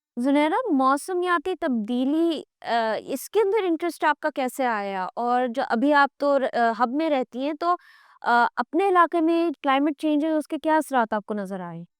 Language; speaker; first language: Urdu; native; Urdu